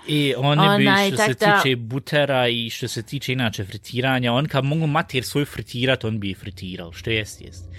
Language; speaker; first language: Bosnian; early bilingual, heritage; Bosnian